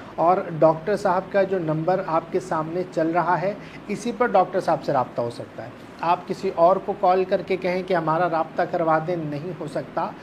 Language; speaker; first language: Urdu; native; Urdu